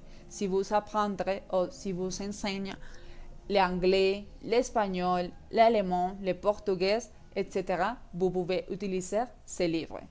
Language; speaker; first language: French; non-native, learner; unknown